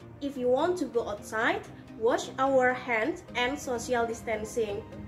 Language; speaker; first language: English; non-native, fluent; Indonesian